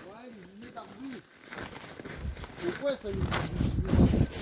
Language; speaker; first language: French; native; French